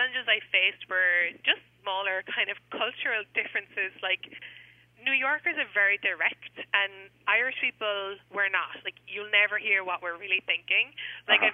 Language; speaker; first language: English; native; English